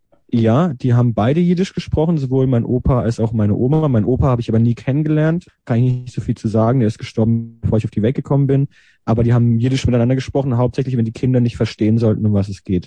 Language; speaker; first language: German; native; German